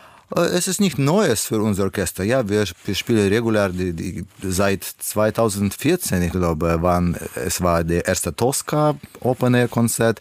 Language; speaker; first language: German; non-native, learner; Russian